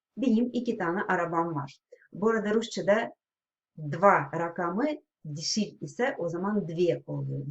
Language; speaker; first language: Turkish; non-native, fluent; Russian